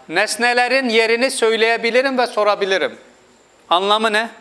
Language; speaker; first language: Turkish; non-native, fluent; Urdu